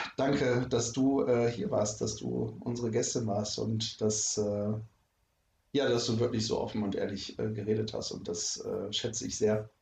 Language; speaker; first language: German; native; German